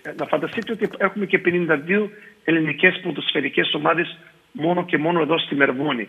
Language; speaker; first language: Greek; early bilingual, heritage; Greek